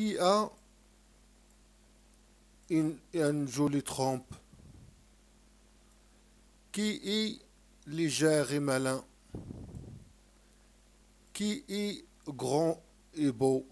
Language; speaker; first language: French; non-native, local second language; Arabic